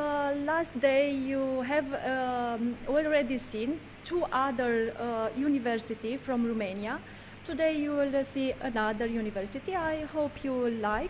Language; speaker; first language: English; non-native, learner; Romanian